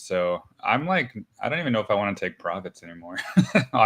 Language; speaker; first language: English; native; English